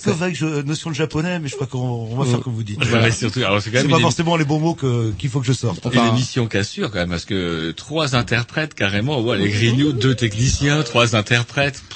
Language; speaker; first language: French; native; French